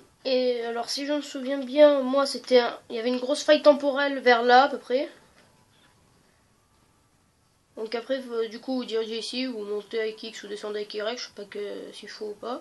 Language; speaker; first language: French; native; French